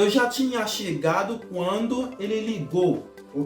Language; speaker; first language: Portuguese; non-native, fluent; Haitian Creole